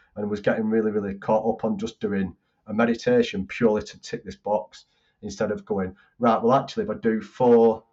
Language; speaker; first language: English; native; English